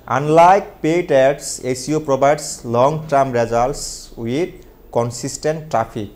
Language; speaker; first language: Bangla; non-native, local second language; Garo